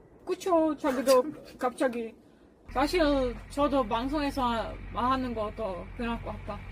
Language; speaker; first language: Korean; non-native, learner; Czech